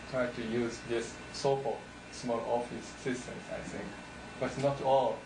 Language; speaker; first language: English; non-native, learner; Japanese